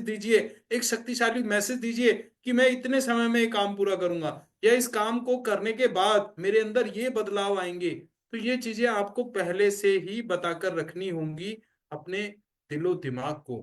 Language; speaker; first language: Hindi; native; Hindi